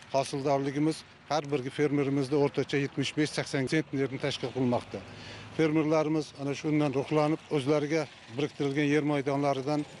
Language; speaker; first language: Uzbek; native; Uzbek